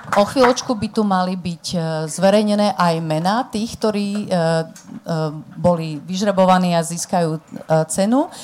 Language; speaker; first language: Slovak; native; Slovak